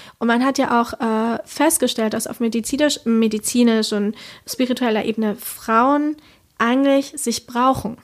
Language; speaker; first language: German; early bilingual, other home language; Spanish